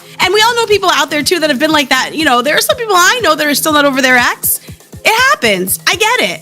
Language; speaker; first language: English; native; English